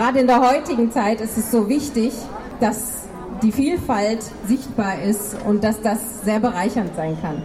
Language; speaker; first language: German; non-native, fluent; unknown